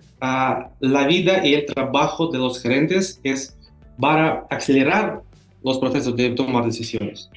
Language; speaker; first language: Spanish; non-native, learner; Russian